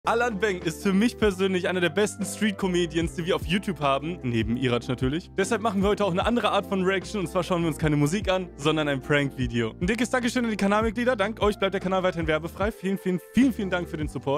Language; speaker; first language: German; native; German